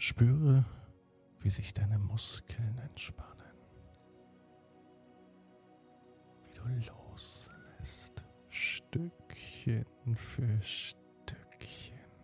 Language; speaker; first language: German; native; German